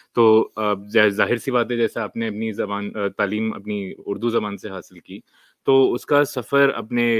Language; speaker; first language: Urdu; native; Urdu